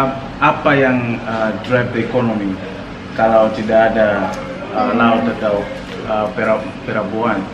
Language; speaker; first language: Indonesian; non-native, fluent; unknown